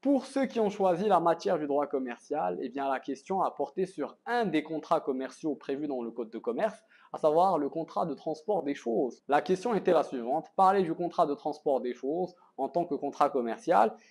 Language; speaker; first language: French; non-native, local second language; Arabic